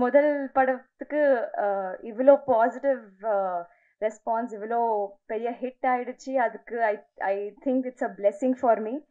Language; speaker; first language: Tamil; non-native, learner; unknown